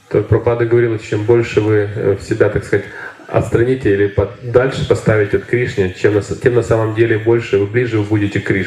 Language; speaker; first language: Russian; native; Russian